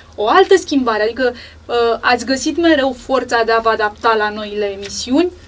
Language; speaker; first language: Romanian; native; Romanian